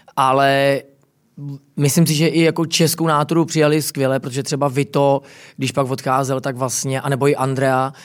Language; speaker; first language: Czech; native; Czech